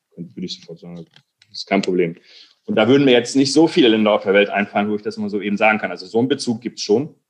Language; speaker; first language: German; native; German